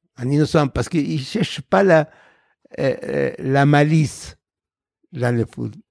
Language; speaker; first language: French; non-native, fluent; Spanish